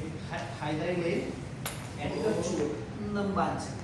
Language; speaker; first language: Vietnamese; non-native, learner; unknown